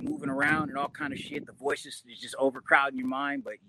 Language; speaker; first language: English; native; English